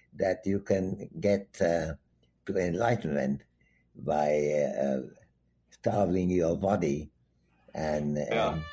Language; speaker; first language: English; non-native, local second language; Bangla